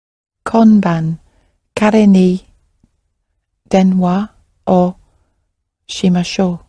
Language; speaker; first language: Japanese; non-native, learner; English